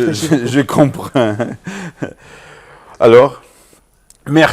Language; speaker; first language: French; non-native, learner; Portuguese